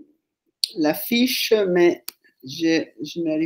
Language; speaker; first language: French; non-native, fluent; Italian